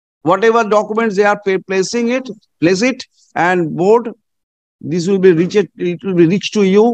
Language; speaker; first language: English; non-native, local second language; Bangla